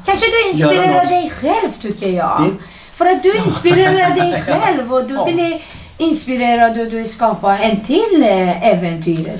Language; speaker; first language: Swedish; non-native, fluent; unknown